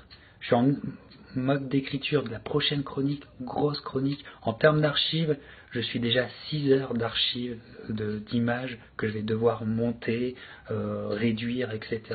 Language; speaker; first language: French; native; French